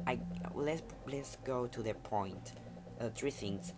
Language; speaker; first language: English; non-native, fluent; Spanish